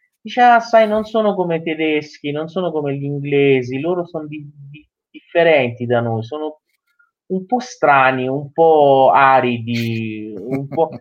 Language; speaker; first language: Italian; non-native, fluent; Persian